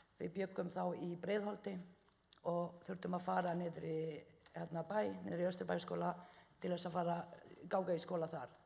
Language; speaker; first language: Icelandic; non-native, fluent; Arabic